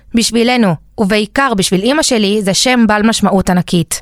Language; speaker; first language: Hebrew; early bilingual, other home language; Spanish